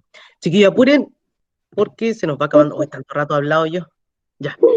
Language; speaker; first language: Spanish; native; Spanish